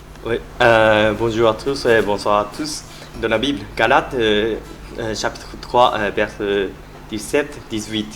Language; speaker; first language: French; non-native, learner; Japanese